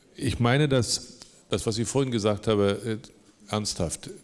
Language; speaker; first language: German; non-native, local second language; Upper Sorbian